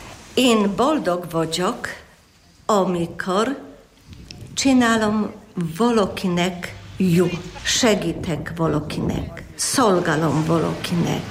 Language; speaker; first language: Hungarian; non-native, learner; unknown